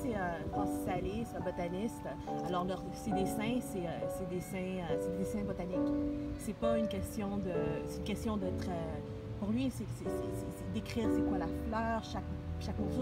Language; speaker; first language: French; non-native, fluent; Spanish